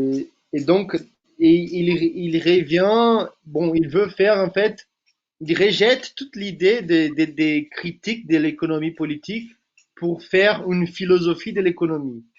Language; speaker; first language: French; non-native, fluent; Portuguese